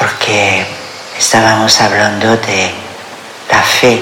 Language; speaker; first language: Spanish; non-native, fluent; French